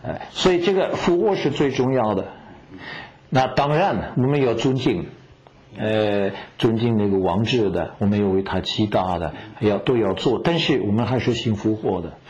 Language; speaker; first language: Chinese; non-native, fluent; French